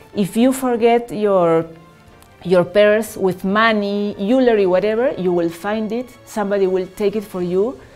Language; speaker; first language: English; non-native, fluent; Spanish